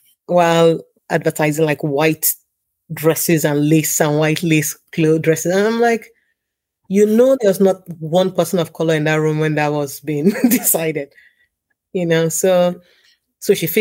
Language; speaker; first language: English; non-native, local second language; Yoruba